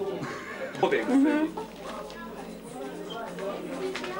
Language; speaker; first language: Russian; non-native, fluent; English